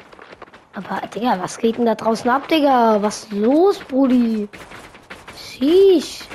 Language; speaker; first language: German; native; German